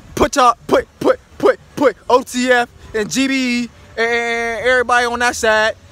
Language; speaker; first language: English; native; English